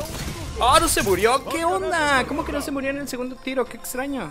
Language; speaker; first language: Spanish; native; Spanish